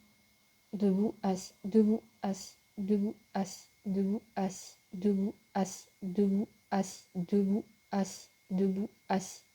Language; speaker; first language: French; native; French